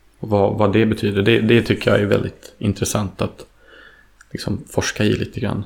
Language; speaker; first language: Swedish; early bilingual, heritage; Swedish